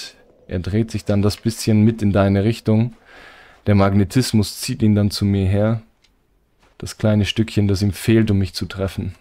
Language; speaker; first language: German; native; German